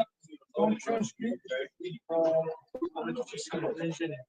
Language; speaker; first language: Polish; non-native, learner; Tajik